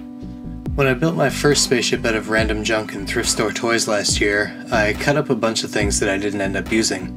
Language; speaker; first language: English; native; English